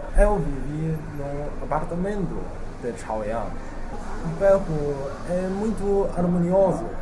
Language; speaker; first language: Portuguese; non-native, learner; Chinese